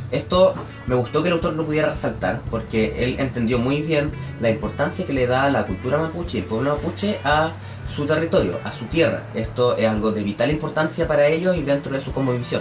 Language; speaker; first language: Spanish; native; Spanish